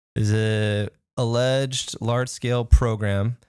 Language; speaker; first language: English; native; English